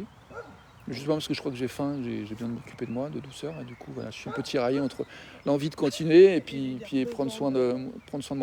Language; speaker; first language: French; native; French